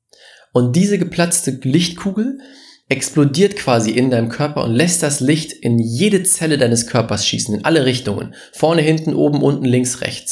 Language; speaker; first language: German; native; German